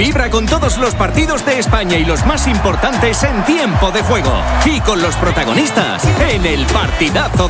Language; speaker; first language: Spanish; native; Spanish